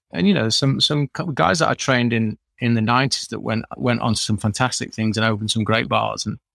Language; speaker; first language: English; native; English